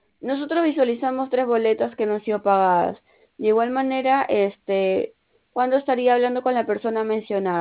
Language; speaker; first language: Spanish; native; Spanish